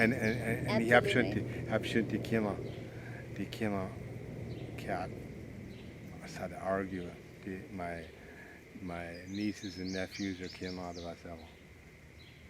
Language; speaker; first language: German; early bilingual, heritage; Pennsylvania German